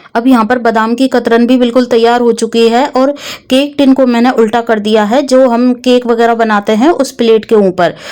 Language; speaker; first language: Hindi; native; Hindi